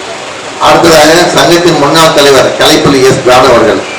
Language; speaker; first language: Tamil; native; Tamil